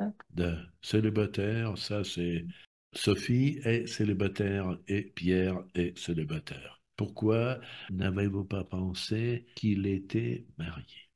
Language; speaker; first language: French; non-native, fluent; Russian